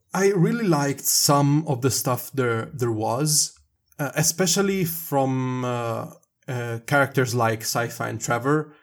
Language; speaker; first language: English; non-native, fluent; Italian